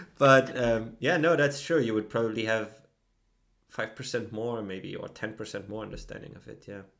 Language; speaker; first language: English; non-native, fluent; German